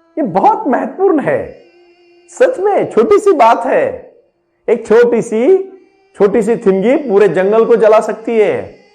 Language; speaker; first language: Hindi; non-native, local second language; Marathi